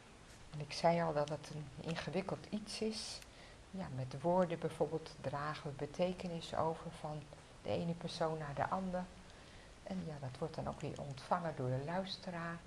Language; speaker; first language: Dutch; native; Dutch